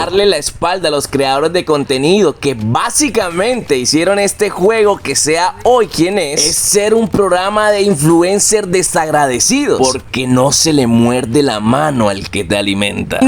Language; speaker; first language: Spanish; native; Spanish